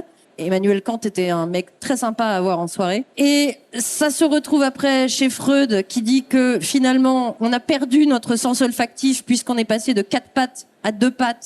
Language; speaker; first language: French; native; French